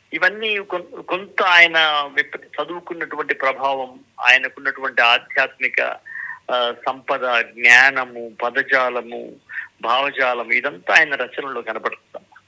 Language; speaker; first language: Telugu; native; Telugu